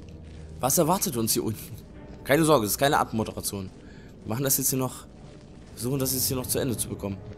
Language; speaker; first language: German; native; German